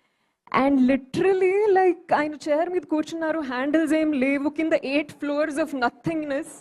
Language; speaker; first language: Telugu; early bilingual, heritage; Telugu